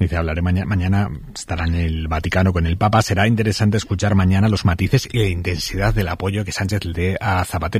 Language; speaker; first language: Spanish; native; Spanish